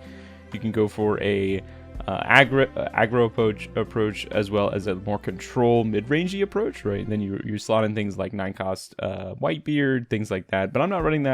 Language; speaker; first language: English; native; English